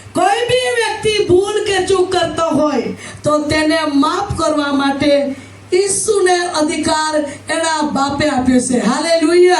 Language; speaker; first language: Gujarati; non-native, local second language; Gamit